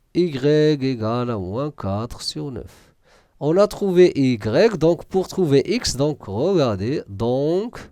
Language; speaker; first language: French; non-native, local second language; Arabic